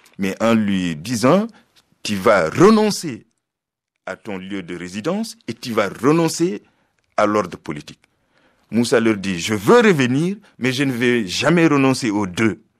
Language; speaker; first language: French; non-native, local second language; Fula